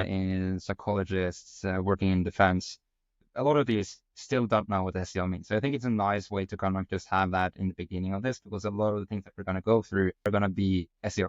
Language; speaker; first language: English; non-native, fluent; Norwegian